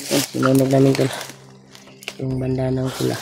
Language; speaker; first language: Filipino; non-native, local second language; Cebuano